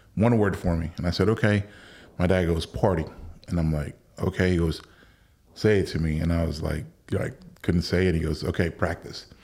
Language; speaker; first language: English; early bilingual, other home language; Spanish